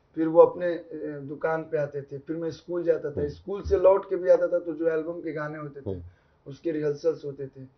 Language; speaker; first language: Hindi; native; Hindi